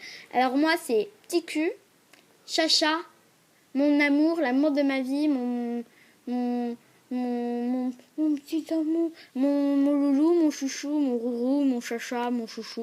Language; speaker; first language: French; native; French